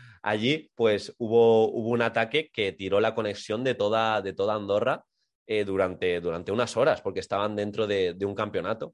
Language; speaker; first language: Spanish; native; Spanish